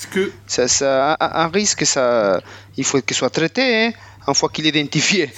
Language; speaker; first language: French; non-native, fluent; Spanish